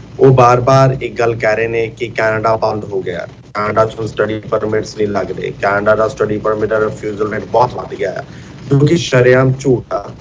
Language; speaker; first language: Punjabi; early bilingual, heritage; Punjabi